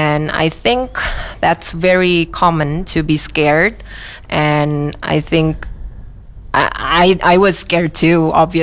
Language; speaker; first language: English; non-native, fluent; Indonesian